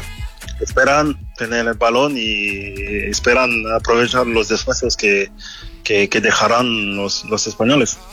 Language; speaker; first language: Spanish; non-native, fluent; French